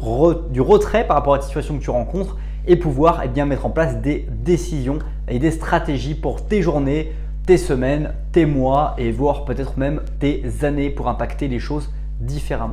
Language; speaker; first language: French; native; French